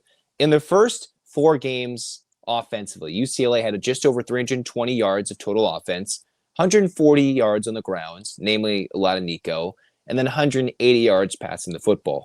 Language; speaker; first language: English; native; English